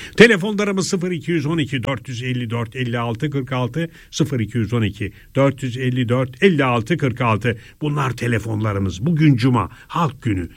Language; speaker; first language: Turkish; native; Turkish